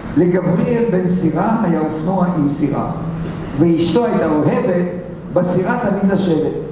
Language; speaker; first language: Hebrew; native; Hebrew